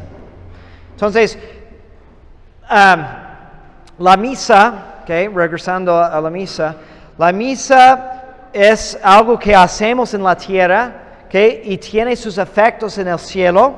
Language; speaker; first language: Spanish; non-native, fluent; English